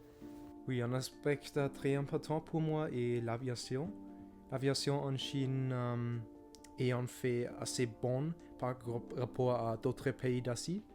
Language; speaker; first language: French; non-native, learner; German